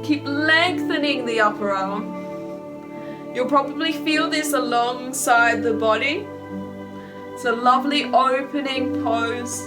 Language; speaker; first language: English; native; English